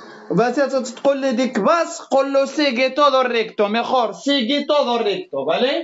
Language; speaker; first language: Spanish; non-native, fluent; Arabic